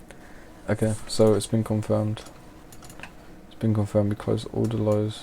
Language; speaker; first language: English; native; English